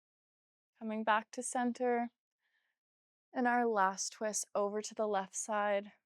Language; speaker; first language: English; native; English